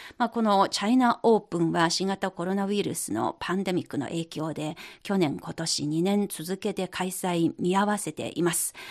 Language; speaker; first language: Japanese; non-native, fluent; Chinese